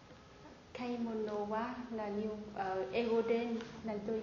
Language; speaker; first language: Japanese; non-native, learner; Vietnamese